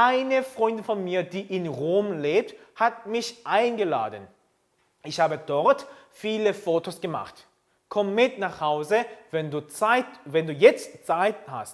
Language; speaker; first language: German; non-native, fluent; Korean